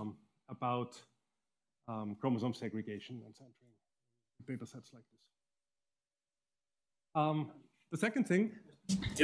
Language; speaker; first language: English; non-native, fluent; German